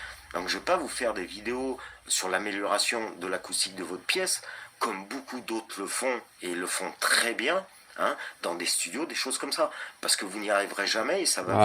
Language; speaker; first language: French; native; French